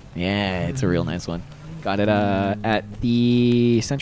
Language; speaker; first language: English; native; English